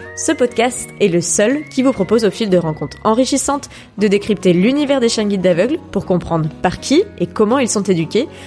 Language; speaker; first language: French; native; French